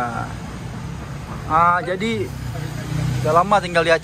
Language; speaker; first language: Indonesian; non-native, local second language; Achinese